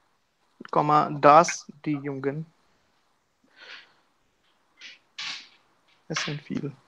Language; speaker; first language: German; non-native, learner; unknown